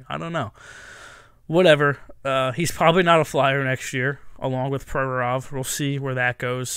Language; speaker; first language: English; native; English